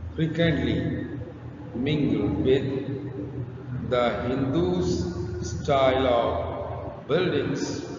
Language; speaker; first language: English; non-native, local second language; Urdu